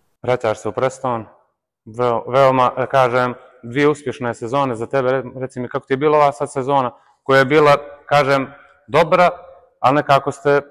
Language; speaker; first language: Bosnian; native; Bosnian